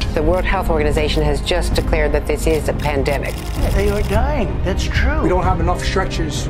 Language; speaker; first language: English; native; English